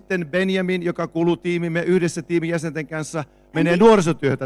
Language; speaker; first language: Finnish; native; Finnish